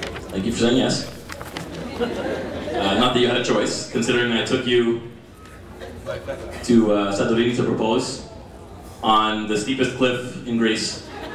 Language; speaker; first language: English; early bilingual, other home language; Greek